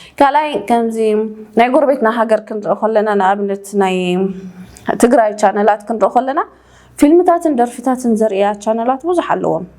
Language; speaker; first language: Tigrinya; native; Tigrinya